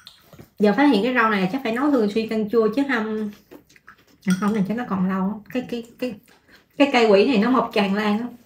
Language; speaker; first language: Vietnamese; native; Vietnamese